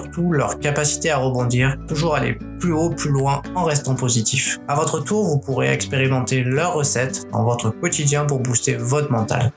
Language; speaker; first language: French; native; French